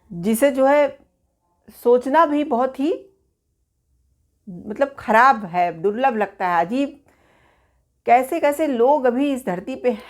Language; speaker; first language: Hindi; native; Hindi